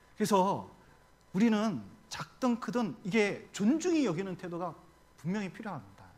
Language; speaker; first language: Korean; native; Korean